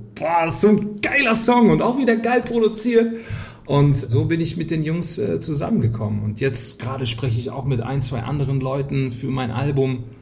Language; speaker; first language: German; early bilingual, heritage; Polish